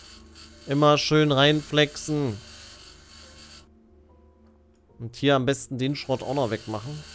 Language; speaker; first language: German; native; German